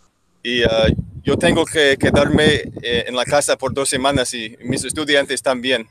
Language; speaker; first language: Spanish; non-native, learner; English